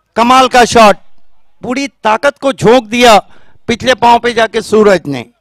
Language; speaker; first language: Hindi; non-native, local second language; Marathi